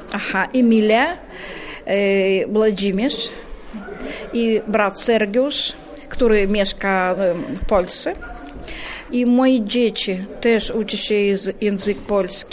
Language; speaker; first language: Polish; non-native, learner; Russian